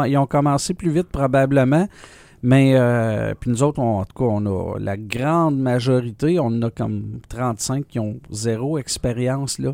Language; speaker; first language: French; native; French